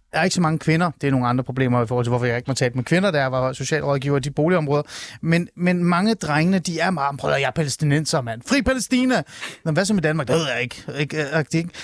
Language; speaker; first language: Danish; early bilingual, other home language; Persian